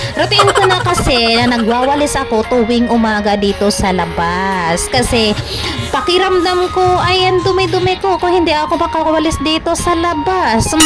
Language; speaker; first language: Filipino; non-native, local second language; Cebuano